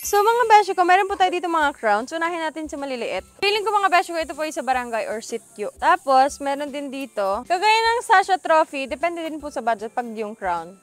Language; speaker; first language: Filipino; native; Filipino